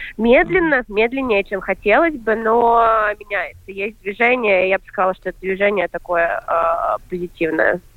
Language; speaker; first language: Russian; native; Russian